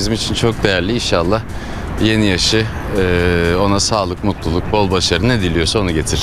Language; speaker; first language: Turkish; native; Turkish